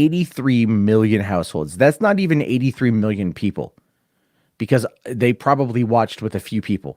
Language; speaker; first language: English; native; English